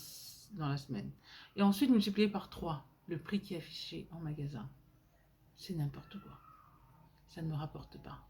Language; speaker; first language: French; native; French